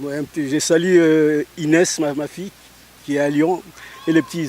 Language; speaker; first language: French; non-native, local second language; Lingala